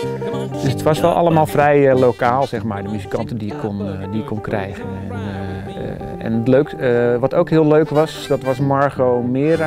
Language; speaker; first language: Dutch; native; Dutch